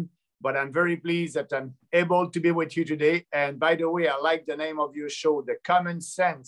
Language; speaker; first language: English; non-native, local second language; French